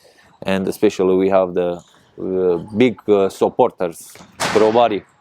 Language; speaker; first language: English; non-native, learner; Persian